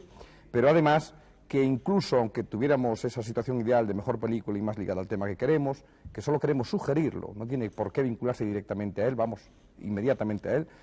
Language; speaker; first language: Spanish; native; Spanish